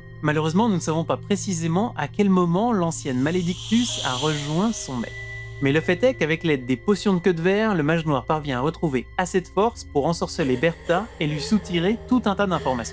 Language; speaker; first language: French; native; French